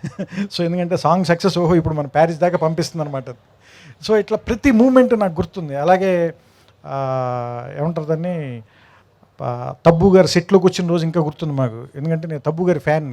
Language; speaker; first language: Telugu; native; Telugu